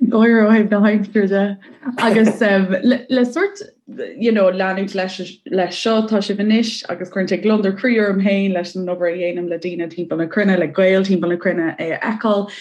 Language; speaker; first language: Irish; non-native, local second language; English